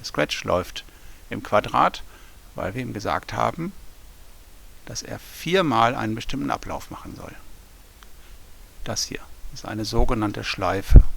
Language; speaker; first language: German; native; German